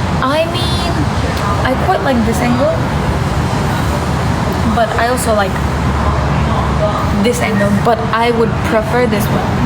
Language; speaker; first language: English; non-native, fluent; Turkish